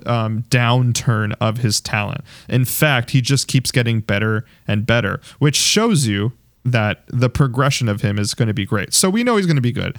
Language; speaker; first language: English; native; English